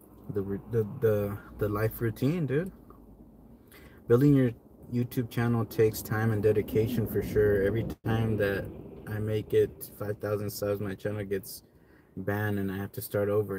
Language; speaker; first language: English; native; English